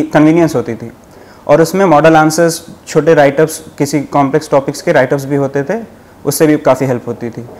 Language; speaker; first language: Hindi; native; Hindi